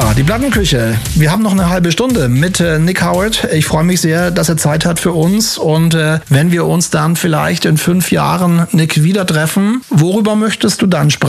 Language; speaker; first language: German; native; German